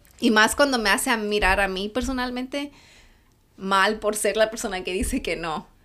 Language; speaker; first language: Spanish; early bilingual, heritage; Spanish